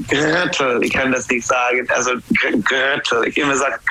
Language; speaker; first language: German; non-native, learner; English